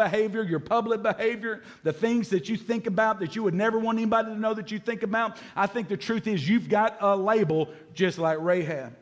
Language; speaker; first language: English; native; English